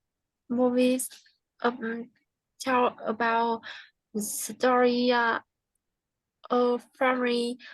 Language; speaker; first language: English; non-native, learner; Vietnamese